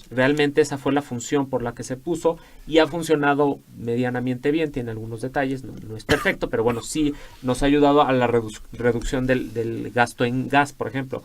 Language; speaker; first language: Spanish; native; Spanish